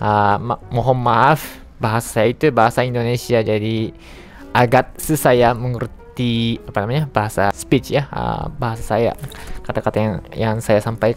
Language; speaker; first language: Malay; non-native, fluent; Japanese